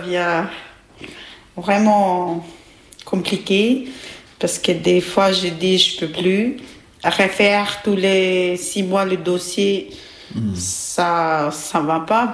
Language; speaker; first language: French; non-native, learner; Albanian